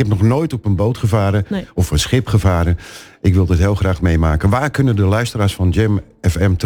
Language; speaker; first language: Dutch; native; Dutch